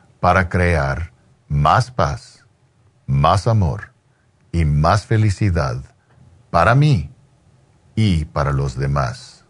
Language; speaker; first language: Spanish; early bilingual, heritage; Spanish